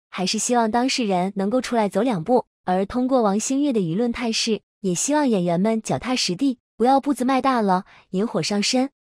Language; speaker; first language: Chinese; native; Chinese